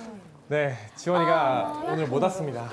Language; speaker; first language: Korean; native; Korean